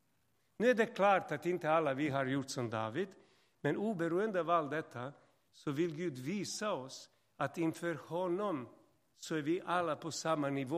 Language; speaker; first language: Swedish; non-native, fluent; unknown